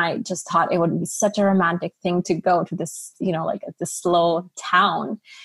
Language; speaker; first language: English; non-native, local second language; Urdu